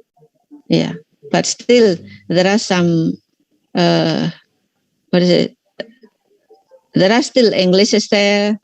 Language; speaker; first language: English; non-native, fluent; Indonesian